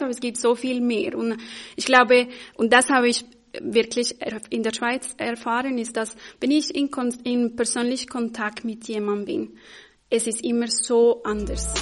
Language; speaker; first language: German; non-native, fluent; Spanish